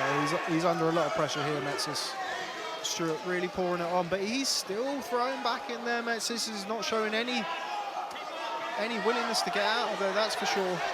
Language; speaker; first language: English; native; English